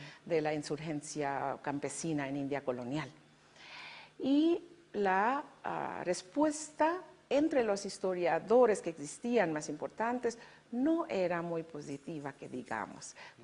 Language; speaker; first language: Spanish; non-native, fluent; Bangla